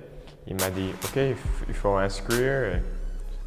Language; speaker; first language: French; non-native, learner; English